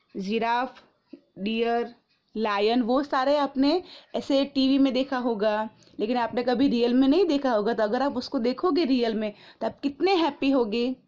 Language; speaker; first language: Hindi; non-native, local second language; Gujarati